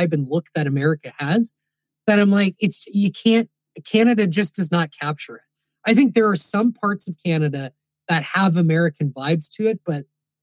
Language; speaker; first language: English; native; English